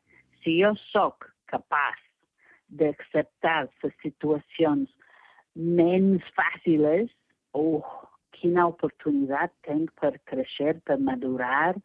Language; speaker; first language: Catalan; non-native, fluent; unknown